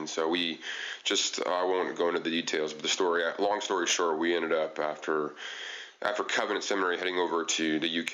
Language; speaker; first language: English; native; English